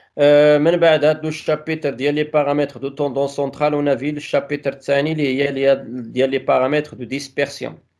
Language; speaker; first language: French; non-native, local second language; Arabic